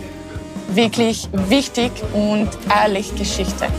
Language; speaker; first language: German; non-native, learner; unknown